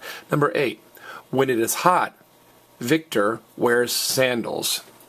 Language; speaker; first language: English; native; English